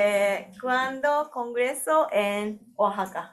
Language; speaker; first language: Spanish; non-native, learner; Japanese